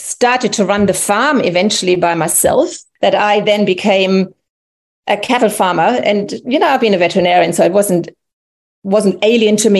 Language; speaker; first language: English; non-native, fluent; German